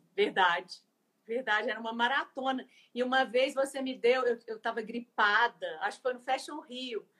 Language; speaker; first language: Portuguese; native; Portuguese